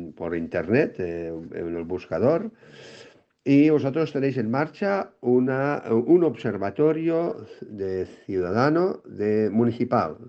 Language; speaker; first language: Spanish; non-native, local second language; Catalan